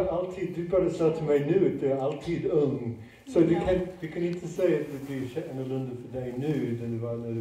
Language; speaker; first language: Swedish; non-native, fluent; English